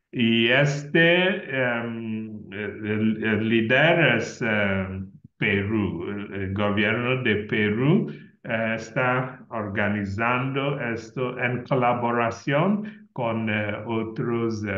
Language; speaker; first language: Spanish; non-native, learner; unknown